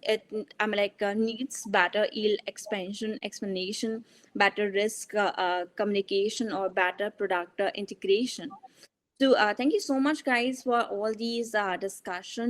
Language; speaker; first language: English; non-native, fluent; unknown